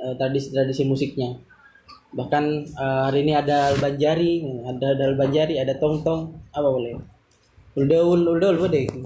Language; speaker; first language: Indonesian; non-native, local second language; Madurese